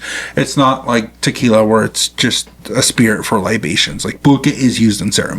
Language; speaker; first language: English; native; English